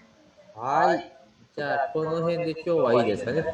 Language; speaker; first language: Japanese; native; Japanese